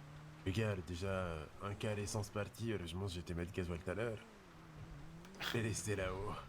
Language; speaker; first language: French; native; French